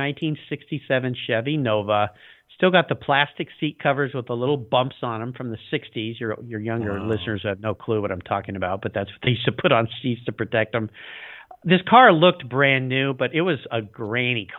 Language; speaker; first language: English; native; English